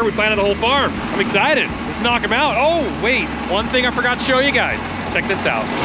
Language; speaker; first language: English; native; English